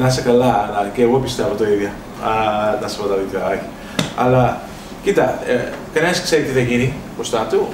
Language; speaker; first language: Greek; early bilingual, heritage; English